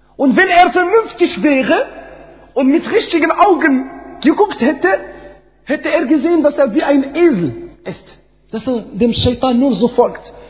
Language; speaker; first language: German; non-native, fluent; Arabic